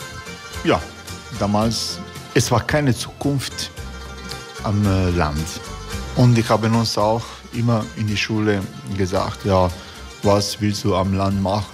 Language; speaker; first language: German; non-native, fluent; Croatian